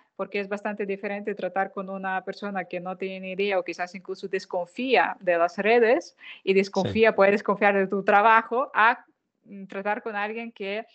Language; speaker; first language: Spanish; non-native, fluent; Ukrainian